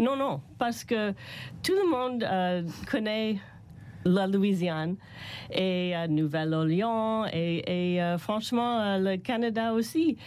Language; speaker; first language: French; non-native, learner; English